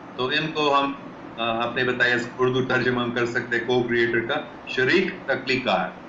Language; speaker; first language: Urdu; non-native, fluent; English